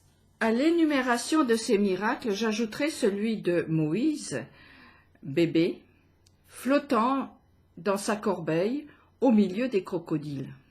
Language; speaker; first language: French; native; French